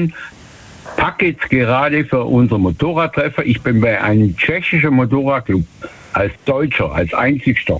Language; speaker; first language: German; native; German